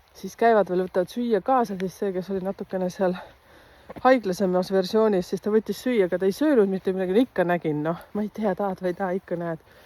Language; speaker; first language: Estonian; native; Estonian